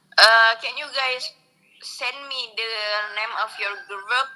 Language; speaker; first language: English; non-native, local second language; Indonesian